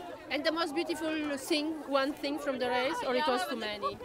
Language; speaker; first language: English; non-native, fluent; French